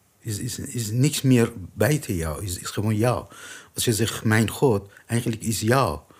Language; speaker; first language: Dutch; non-native, learner; Persian